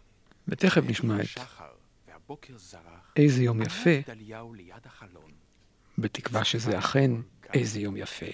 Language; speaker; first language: Hebrew; native; Hebrew